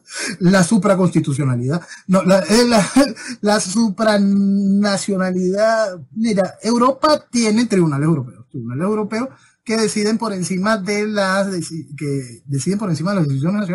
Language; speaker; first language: Spanish; native; Spanish